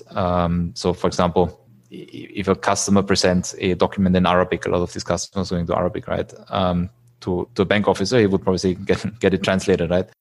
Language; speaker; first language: English; non-native, fluent; German